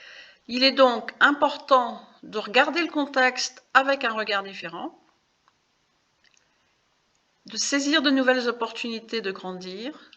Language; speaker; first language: French; native; French